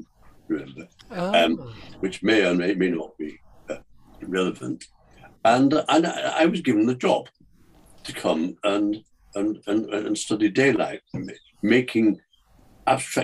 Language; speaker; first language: English; native; English